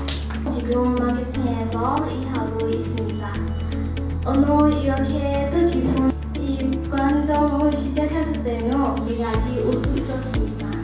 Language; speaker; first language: Korean; non-native, learner; Burmese